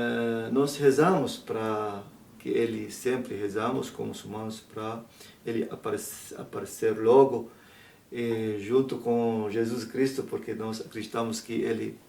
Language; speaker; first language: Portuguese; non-native, learner; Arabic